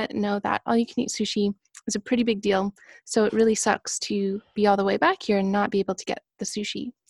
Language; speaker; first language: English; native; English